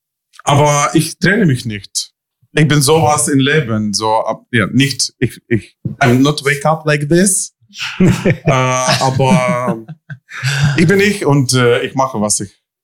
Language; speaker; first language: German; non-native, learner; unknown